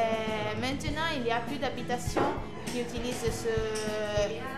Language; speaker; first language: French; non-native, learner; Italian